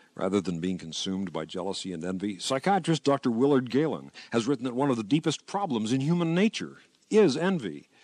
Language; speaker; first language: English; native; English